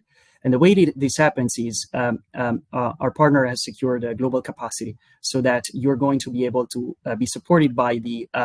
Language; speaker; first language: English; non-native, fluent; Italian